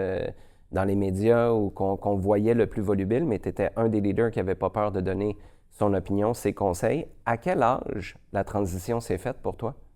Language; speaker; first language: French; native; French